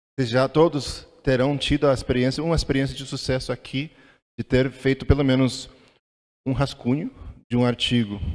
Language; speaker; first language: Portuguese; non-native, fluent; English